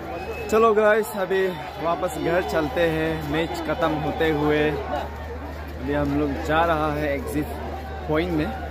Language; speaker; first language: Hindi; native; Hindi